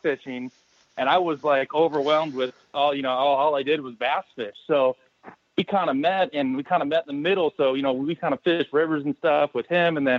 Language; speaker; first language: English; native; English